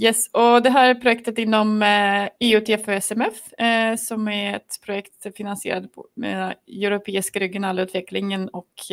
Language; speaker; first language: Swedish; non-native, fluent; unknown